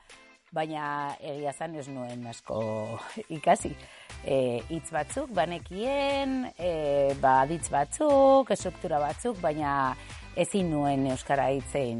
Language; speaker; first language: Basque; non-native, local second language; Spanish